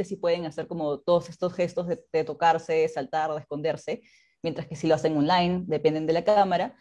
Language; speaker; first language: Spanish; native; Spanish